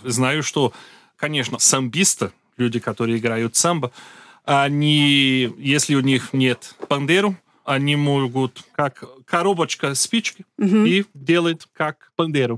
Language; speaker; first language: Russian; non-native, learner; Portuguese